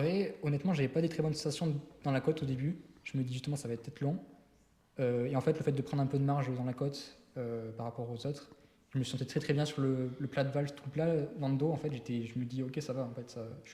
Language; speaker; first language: French; native; French